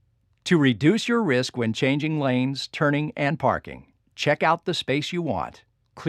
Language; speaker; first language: English; native; English